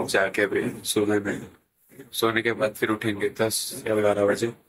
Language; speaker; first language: Hindi; non-native, local second language; Odia